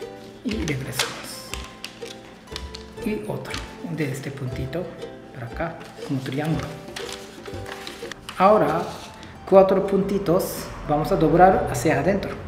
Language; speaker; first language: Spanish; non-native, learner; Japanese